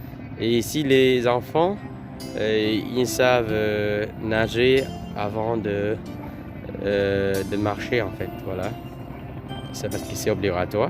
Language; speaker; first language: French; non-native, fluent; Vietnamese